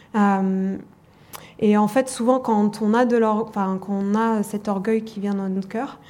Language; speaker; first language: French; non-native, fluent; German